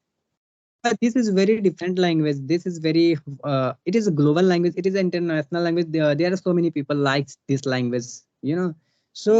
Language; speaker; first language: English; non-native, learner; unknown